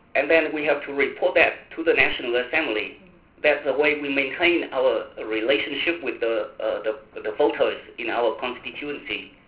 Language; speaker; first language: English; non-native, fluent; Vietnamese